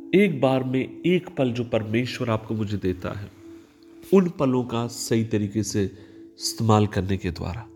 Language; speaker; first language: Hindi; non-native, local second language; Marathi